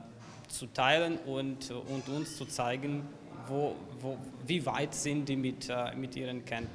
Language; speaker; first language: German; non-native, fluent; Ukrainian